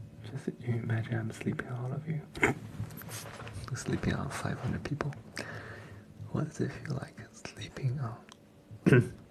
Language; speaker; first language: English; non-native, fluent; Chinese